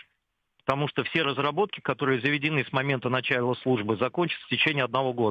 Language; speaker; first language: Russian; native; Russian